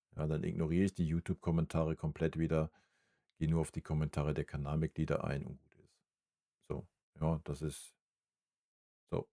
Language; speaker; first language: German; native; German